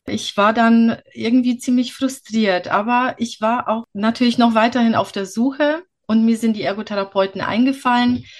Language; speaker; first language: German; early bilingual, other home language; Polish